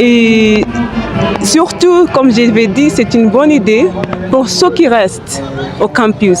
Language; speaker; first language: French; non-native, fluent; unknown